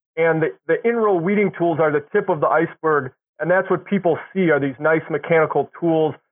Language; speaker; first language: English; native; English